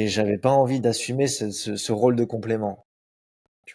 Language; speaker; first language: French; native; French